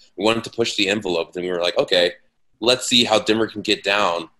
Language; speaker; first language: English; native; English